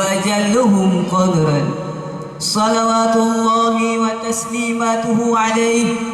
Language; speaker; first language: Arabic; non-native, learner; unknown